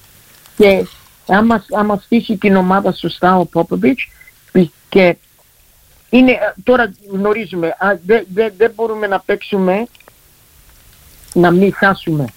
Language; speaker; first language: Greek; early bilingual, heritage; Greek